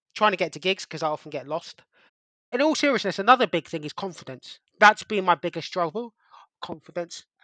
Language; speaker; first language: English; native; English